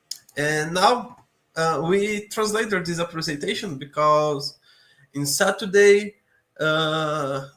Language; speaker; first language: English; non-native, learner; Portuguese